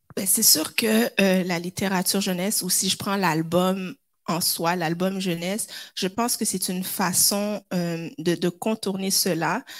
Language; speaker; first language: French; native; French